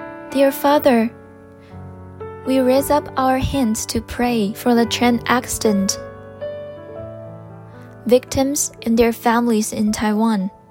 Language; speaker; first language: English; non-native, fluent; Chinese